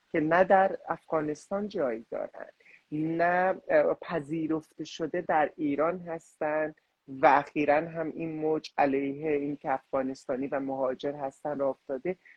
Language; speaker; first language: Persian; native; Persian